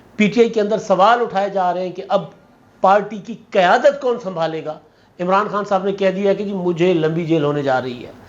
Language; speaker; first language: Urdu; non-native, local second language; Sindhi